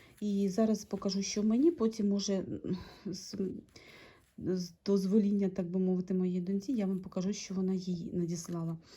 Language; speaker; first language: Ukrainian; non-native, local second language; Russian